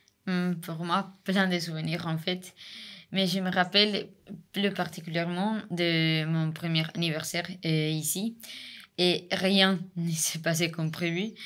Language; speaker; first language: French; non-native, fluent; Spanish